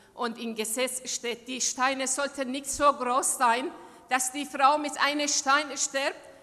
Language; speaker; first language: German; non-native, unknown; Persian